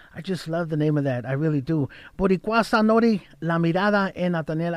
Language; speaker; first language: English; native; English